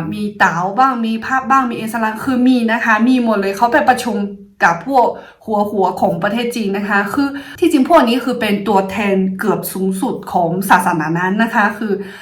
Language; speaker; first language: Thai; non-native, fluent; Chinese